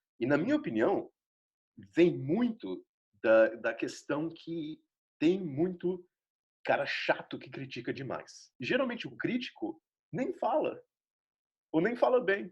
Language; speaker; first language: Portuguese; native; Portuguese